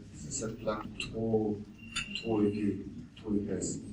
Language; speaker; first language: French; non-native, learner; German